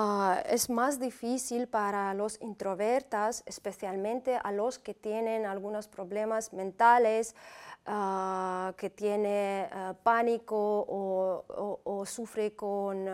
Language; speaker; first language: Spanish; non-native, fluent; Uzbek